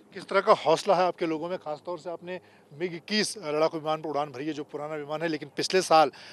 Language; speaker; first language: Hindi; native; Hindi